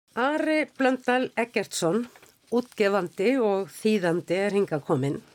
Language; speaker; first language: Icelandic; native; Icelandic